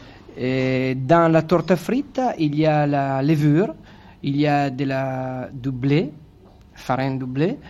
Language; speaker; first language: French; non-native, fluent; Italian